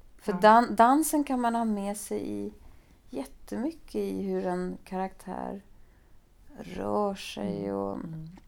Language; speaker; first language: Swedish; native; Swedish